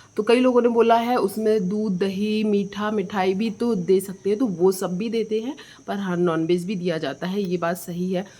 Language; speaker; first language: Hindi; non-native, local second language; Bangla